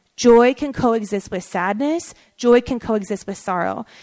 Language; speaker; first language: English; early bilingual, other home language; Persian